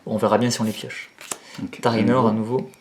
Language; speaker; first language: French; native; French